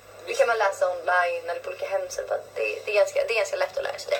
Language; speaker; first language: Swedish; native; Swedish